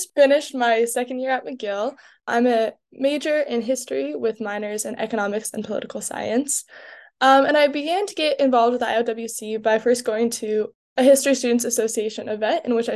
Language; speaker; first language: English; native; English